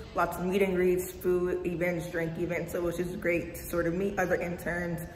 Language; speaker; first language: English; native; English